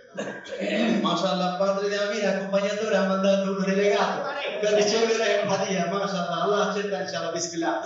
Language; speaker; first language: Italian; non-native, fluent; Bangla